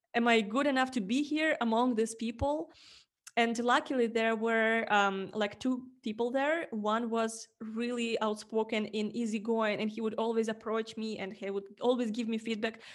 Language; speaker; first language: English; non-native, fluent; Ukrainian